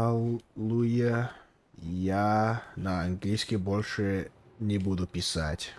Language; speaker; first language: Russian; non-native, learner; English